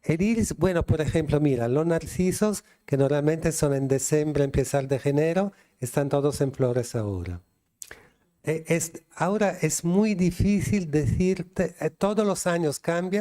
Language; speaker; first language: Spanish; non-native, fluent; Italian